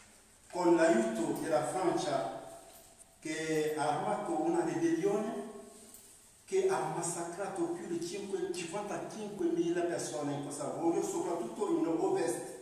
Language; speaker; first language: Italian; non-native, fluent; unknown